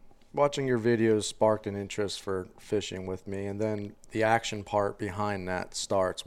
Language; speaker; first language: English; native; English